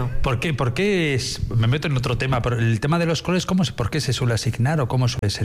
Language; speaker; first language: Spanish; native; Spanish